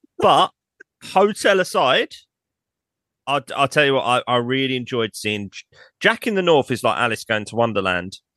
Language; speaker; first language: English; native; English